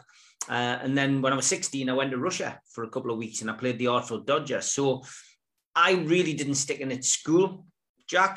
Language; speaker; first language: English; native; English